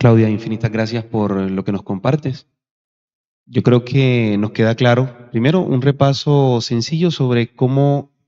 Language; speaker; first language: Spanish; native; Spanish